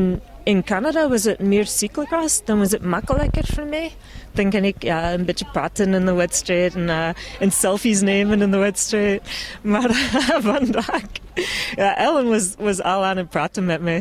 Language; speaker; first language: Dutch; non-native, fluent; English